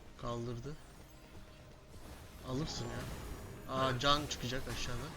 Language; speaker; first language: Turkish; native; Turkish